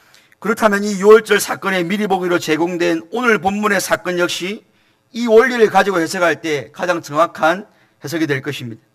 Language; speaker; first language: Korean; native; Korean